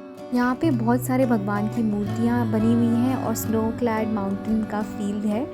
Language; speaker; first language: Hindi; native; Hindi